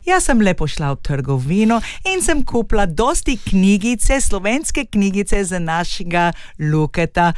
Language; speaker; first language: Slovenian; early bilingual, heritage; Slovenian